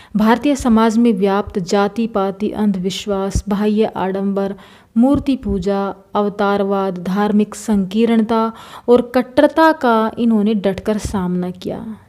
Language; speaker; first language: Hindi; native; Hindi